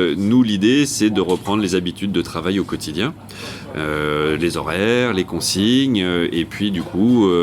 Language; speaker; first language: French; native; French